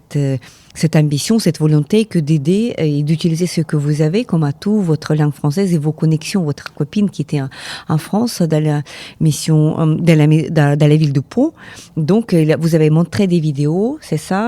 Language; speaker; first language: French; non-native, fluent; Ukrainian